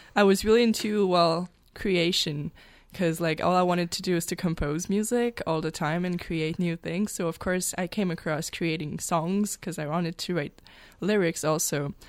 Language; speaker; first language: English; non-native, local second language; French